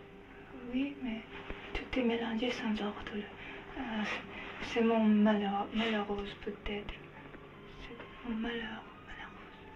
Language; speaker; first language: French; non-native, learner; Japanese